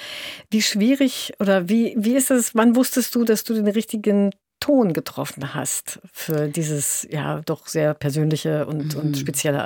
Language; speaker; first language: German; native; German